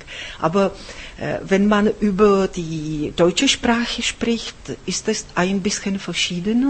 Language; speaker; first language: German; non-native, fluent; Czech